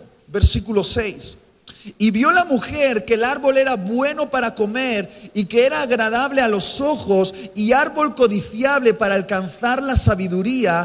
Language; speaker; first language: Spanish; native; Spanish